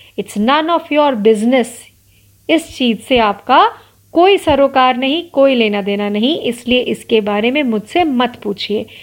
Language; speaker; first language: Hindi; non-native, local second language; Marathi